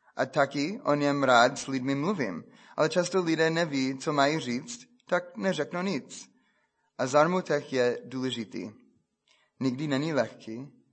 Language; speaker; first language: Czech; non-native, fluent; English